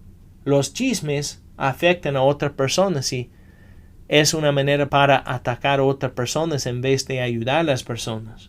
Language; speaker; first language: Spanish; non-native, fluent; English